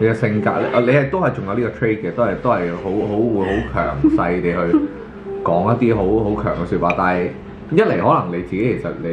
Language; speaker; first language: Chinese; native; Chinese